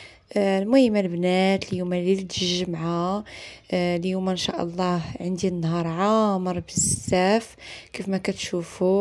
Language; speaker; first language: Arabic; native; Arabic